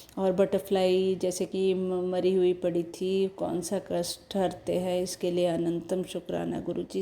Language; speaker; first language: Hindi; non-native, local second language; Odia